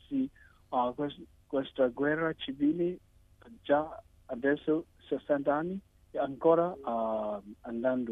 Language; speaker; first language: Italian; non-native, learner; Burmese